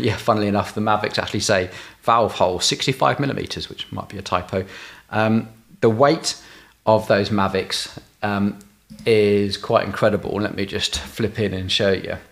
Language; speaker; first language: English; native; English